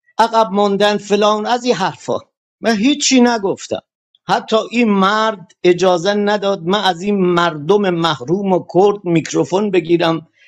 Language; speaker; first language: Persian; non-native, local second language; Kurdish